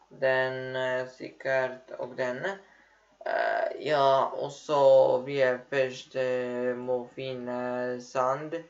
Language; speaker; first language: Norwegian; non-native, learner; Polish